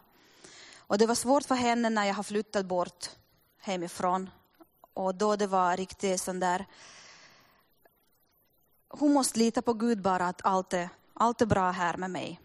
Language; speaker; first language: Swedish; non-native, fluent; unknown